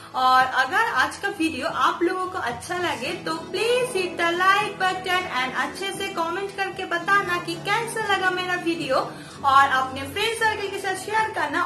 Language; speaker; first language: Hindi; non-native, local second language; Bangla